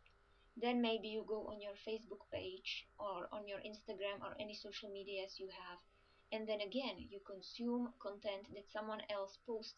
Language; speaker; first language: English; non-native, fluent; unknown